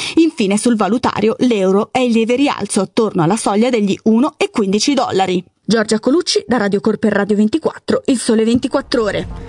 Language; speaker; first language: Italian; native; Italian